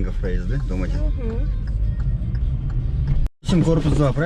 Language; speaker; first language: Russian; non-native, local second language; Kyrgyz